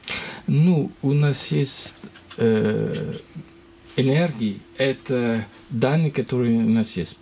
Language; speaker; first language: Russian; non-native, learner; French